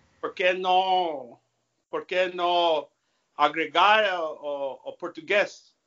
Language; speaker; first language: Portuguese; non-native, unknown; English